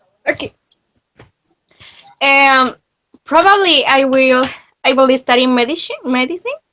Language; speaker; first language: English; non-native, learner; Spanish